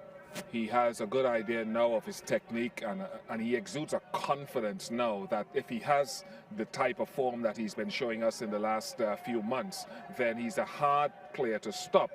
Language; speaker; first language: English; native; English